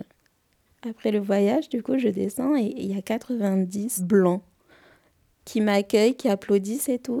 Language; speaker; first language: French; native; French